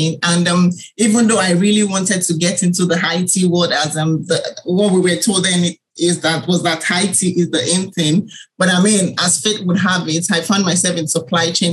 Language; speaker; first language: English; non-native, local second language; Yoruba